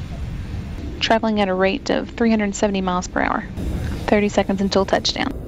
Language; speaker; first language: English; native; English